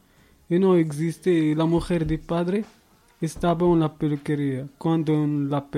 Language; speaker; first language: Spanish; non-native, learner; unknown